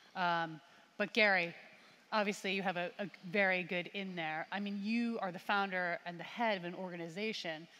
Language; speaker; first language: English; native; English